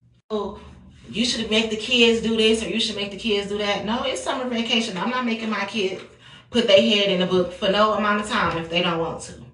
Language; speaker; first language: English; native; English